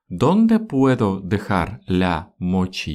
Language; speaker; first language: Spanish; non-native, fluent; Russian